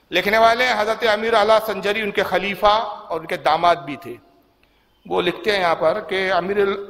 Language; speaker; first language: Urdu; native; Urdu